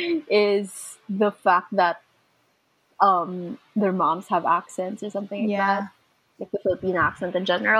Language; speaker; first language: English; non-native, local second language; Filipino